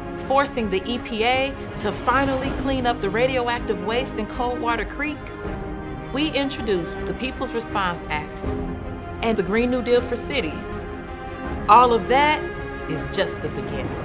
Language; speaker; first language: English; native; English